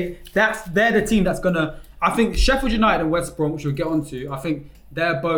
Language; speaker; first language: English; native; English